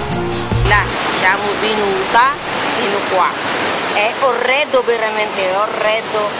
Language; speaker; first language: Italian; non-native, learner; Filipino